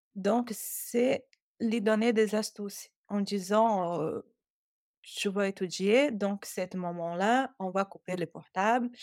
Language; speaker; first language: French; non-native, fluent; Portuguese